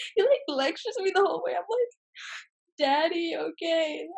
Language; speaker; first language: English; native; English